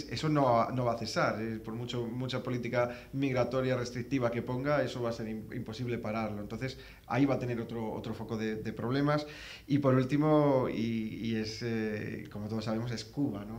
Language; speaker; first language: Spanish; native; Spanish